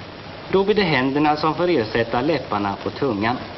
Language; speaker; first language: Swedish; native; Swedish